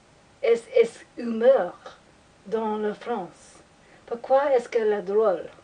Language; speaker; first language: French; non-native, learner; English